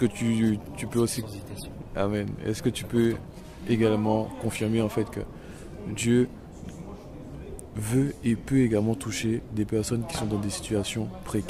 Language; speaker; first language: French; native; French